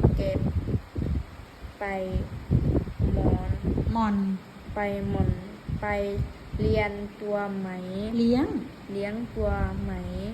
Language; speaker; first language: Thai; early bilingual, heritage; Thai